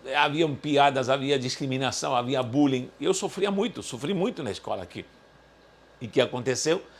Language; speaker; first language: Portuguese; early bilingual, other home language; Spanish